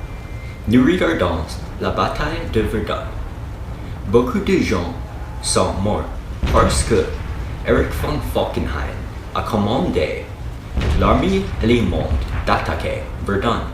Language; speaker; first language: French; non-native, learner; English